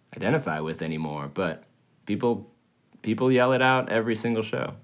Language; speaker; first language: English; early bilingual, other home language; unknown